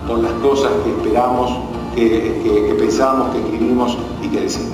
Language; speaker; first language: Spanish; non-native, fluent; English